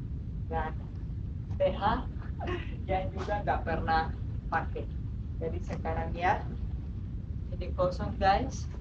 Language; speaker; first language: Indonesian; non-native, fluent; Spanish